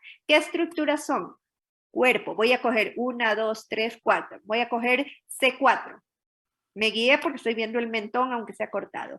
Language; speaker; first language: Spanish; native; Spanish